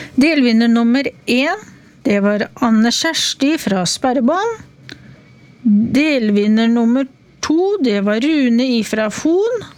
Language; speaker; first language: Norwegian; native; Norwegian